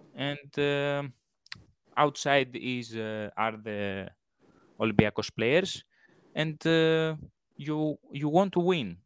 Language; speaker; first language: English; non-native, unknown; Greek